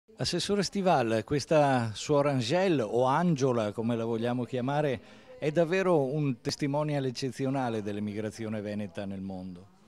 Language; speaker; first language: Italian; native; Italian